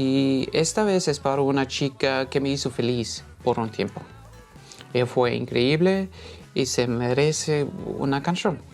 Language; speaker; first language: Spanish; non-native, fluent; Norwegian